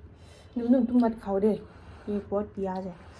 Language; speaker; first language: Hindi; non-native, local second language; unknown